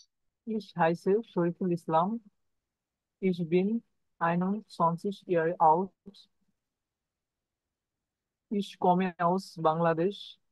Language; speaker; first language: German; non-native, learner; Bangla